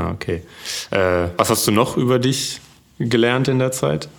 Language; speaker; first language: German; native; German